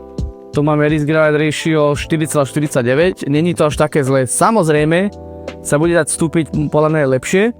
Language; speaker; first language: Slovak; native; Slovak